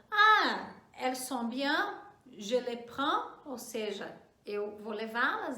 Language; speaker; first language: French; non-native, fluent; Portuguese